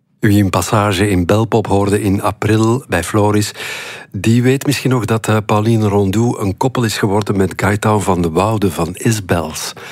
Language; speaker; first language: Dutch; native; Dutch